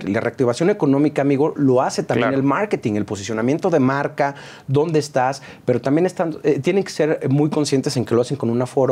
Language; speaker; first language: Spanish; native; Spanish